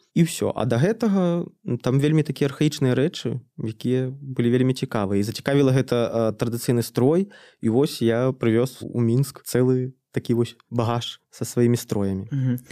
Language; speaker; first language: Belarusian; native; Belarusian